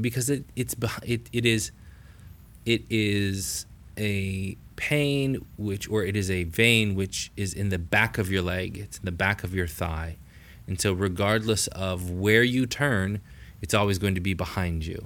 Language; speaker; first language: English; native; English